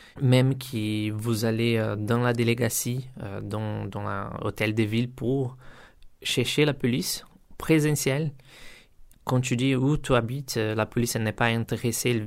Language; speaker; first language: French; non-native, learner; Portuguese